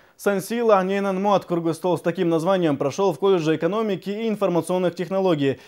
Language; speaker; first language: Russian; non-native, local second language; Chechen